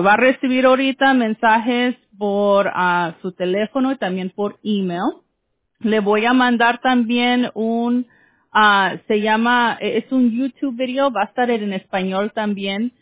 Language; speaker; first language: Spanish; early bilingual, heritage; Spanish